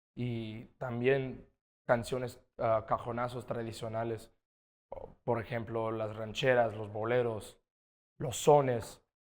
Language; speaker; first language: Spanish; early bilingual, other home language; English